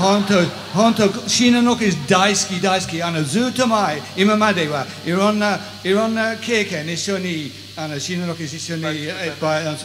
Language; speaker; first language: Japanese; non-native, learner; English